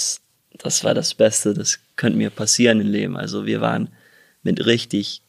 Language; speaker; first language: German; early bilingual, heritage; German